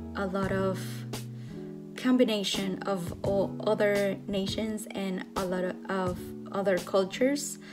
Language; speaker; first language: English; non-native, fluent; Spanish